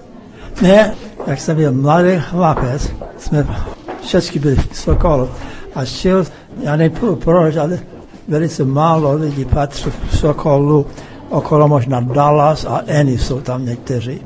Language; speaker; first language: Czech; early bilingual, heritage; English